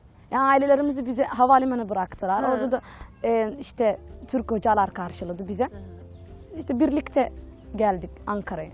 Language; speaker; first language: Turkish; non-native, fluent; Somali